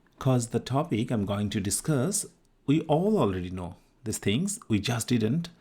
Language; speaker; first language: English; non-native, local second language; Bangla